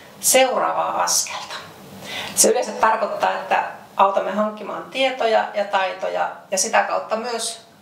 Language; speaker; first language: Finnish; native; Finnish